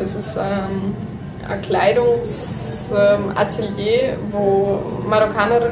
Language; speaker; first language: German; native; German